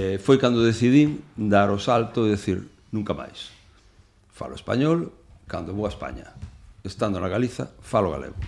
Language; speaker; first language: Galician; non-native, local second language; Spanish